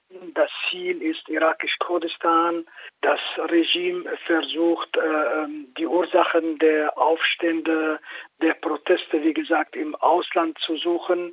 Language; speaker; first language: German; non-native, fluent; Kurdish